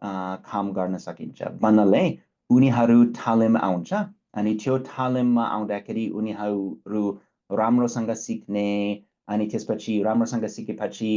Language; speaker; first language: Nepali; non-native, fluent; English